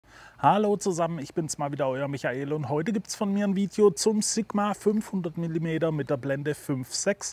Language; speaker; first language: German; native; German